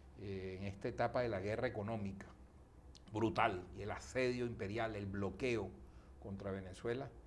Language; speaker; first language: Spanish; native; Spanish